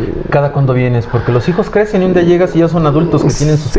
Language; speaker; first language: Spanish; native; Spanish